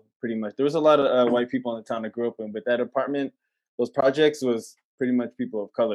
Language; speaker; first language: English; native; English